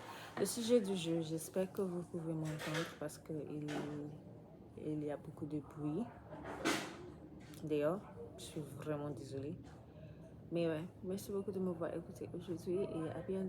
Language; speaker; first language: French; non-native, learner; English